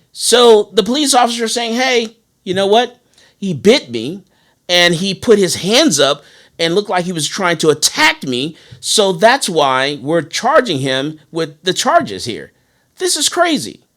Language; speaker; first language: English; native; English